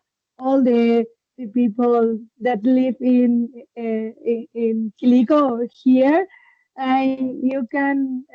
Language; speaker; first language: English; non-native, learner; Spanish